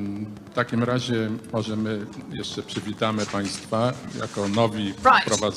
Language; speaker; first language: Polish; native; Polish